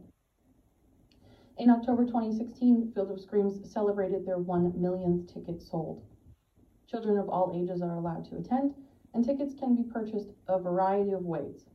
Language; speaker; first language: English; native; English